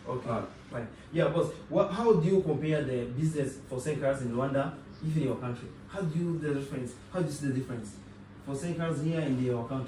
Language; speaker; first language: English; non-native, local second language; Kinyarwanda